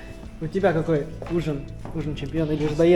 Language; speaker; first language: Russian; native; Russian